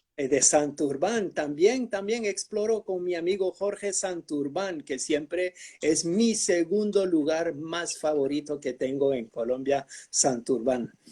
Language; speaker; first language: Spanish; early bilingual, heritage; Spanish